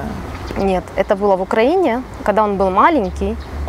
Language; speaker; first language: Russian; native; Russian